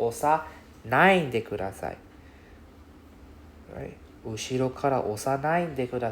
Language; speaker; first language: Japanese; non-native, fluent; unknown